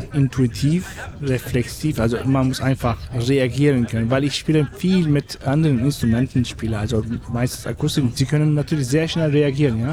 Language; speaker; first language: German; non-native, fluent; Turkish